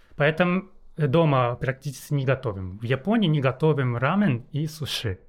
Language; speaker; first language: Russian; non-native, fluent; Japanese